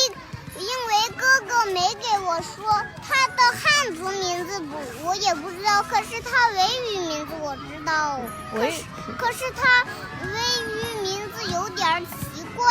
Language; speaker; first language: Chinese; non-native, local second language; Uyghur